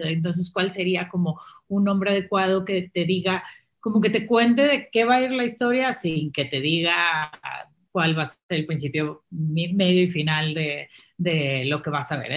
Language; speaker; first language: Spanish; native; Spanish